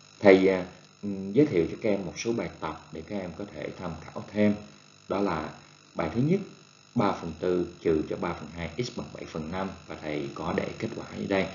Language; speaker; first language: Vietnamese; native; Vietnamese